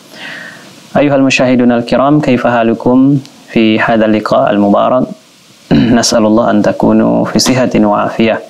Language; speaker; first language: Arabic; non-native, fluent; Indonesian